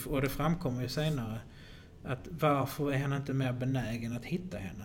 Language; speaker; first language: Swedish; native; Swedish